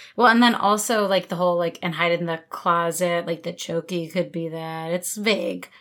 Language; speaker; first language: English; native; English